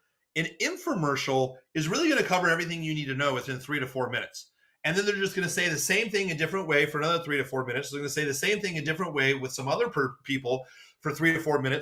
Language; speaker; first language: English; native; English